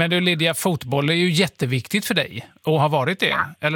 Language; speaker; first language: Swedish; native; Swedish